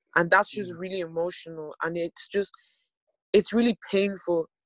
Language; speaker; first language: English; native; English